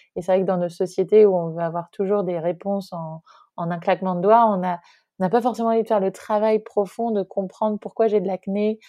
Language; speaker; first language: French; native; French